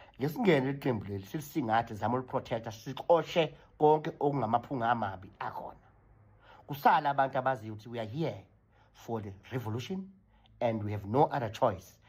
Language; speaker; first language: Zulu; native; Zulu